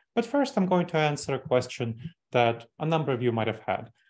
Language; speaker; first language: English; early bilingual, other home language; Russian